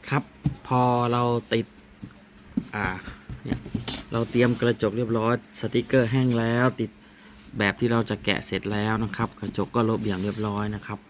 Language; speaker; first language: Thai; native; Thai